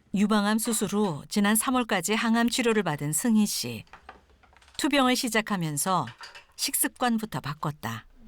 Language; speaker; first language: Korean; native; Korean